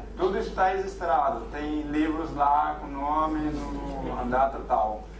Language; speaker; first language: Portuguese; non-native, local second language; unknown